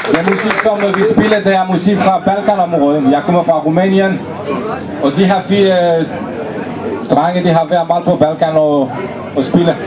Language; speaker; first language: Danish; non-native, fluent; Romanian